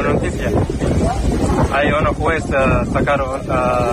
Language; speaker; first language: Spanish; non-native, learner; Arabic